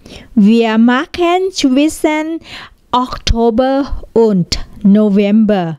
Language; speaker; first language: German; non-native, learner; Thai